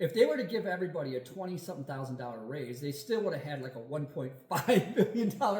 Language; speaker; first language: English; native; English